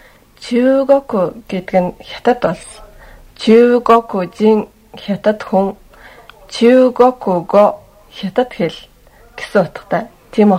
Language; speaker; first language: Mongolian; native; Mongolian